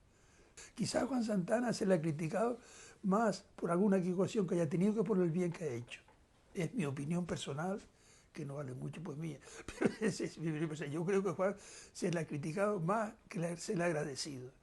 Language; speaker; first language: Spanish; native; Spanish